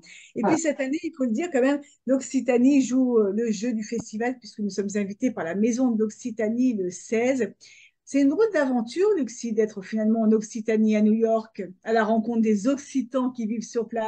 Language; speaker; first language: French; native; French